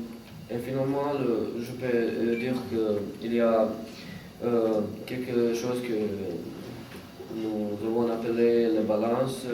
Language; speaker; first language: French; non-native, learner; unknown